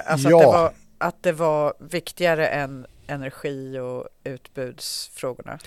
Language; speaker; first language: Swedish; native; Swedish